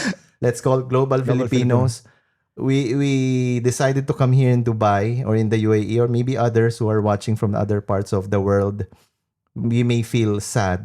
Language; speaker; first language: English; non-native, local second language; Filipino